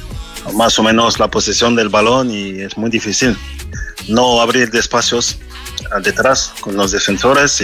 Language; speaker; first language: Spanish; non-native, fluent; French